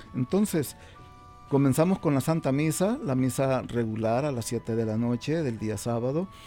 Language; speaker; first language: Spanish; native; Spanish